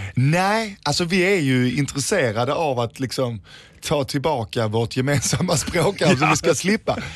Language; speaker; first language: Swedish; early bilingual, other home language; Danish